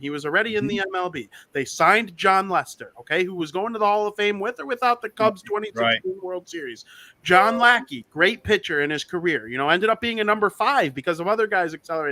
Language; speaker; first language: English; native; English